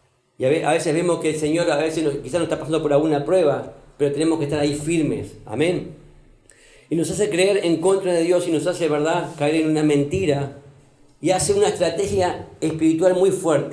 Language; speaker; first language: Spanish; native; Spanish